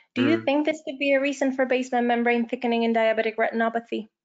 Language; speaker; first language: English; non-native, fluent; Spanish